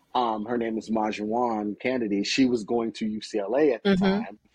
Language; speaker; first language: English; native; English